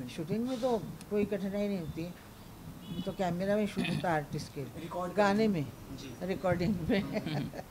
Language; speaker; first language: Hindi; non-native, local second language; Marathi